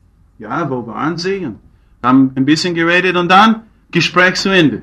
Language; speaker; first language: German; non-native, fluent; English